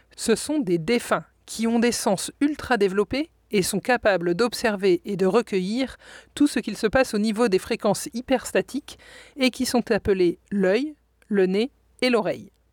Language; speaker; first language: French; native; French